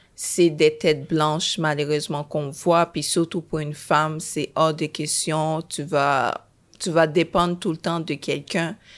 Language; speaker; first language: French; early bilingual, other home language; Haitian Creole